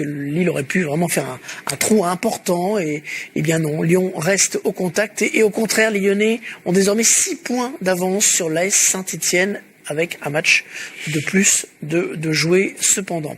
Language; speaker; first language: French; native; French